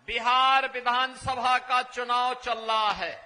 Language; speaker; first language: Hindi; native; Hindi